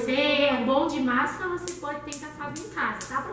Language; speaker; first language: Portuguese; non-native, learner; Chinese